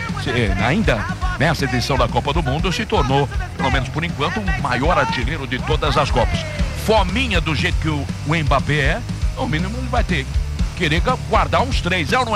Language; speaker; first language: Portuguese; native; Portuguese